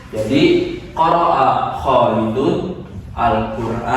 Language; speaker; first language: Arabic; non-native, learner; Indonesian